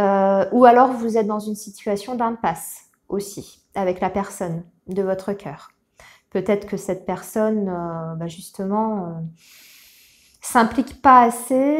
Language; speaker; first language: French; native; French